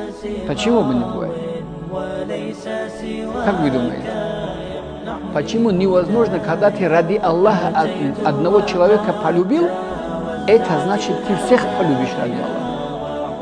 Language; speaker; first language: Russian; non-native, local second language; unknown